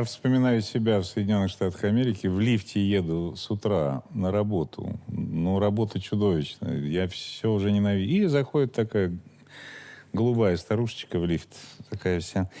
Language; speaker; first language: Russian; native; Russian